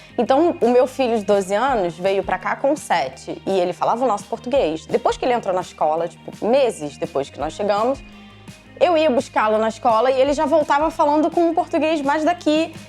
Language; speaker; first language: Portuguese; native; Portuguese